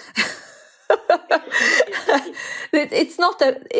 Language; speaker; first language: English; non-native, fluent; Italian